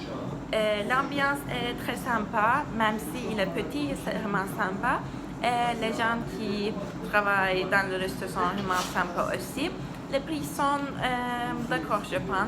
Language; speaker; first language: French; non-native, learner; Turkish